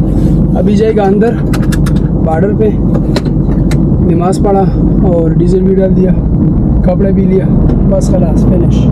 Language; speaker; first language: Hindi; non-native, local second language; Pashto